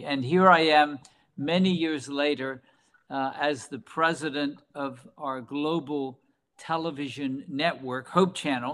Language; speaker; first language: English; native; English